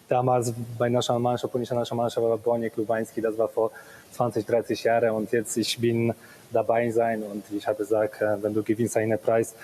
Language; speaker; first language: German; non-native, fluent; Polish